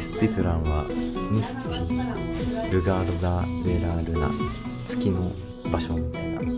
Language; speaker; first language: Japanese; native; Japanese